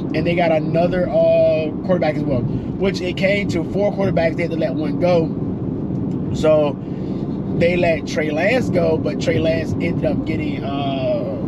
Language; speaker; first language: English; native; English